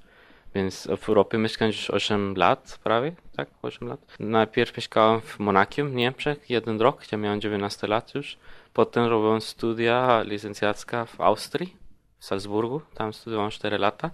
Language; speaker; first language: Polish; non-native, learner; Spanish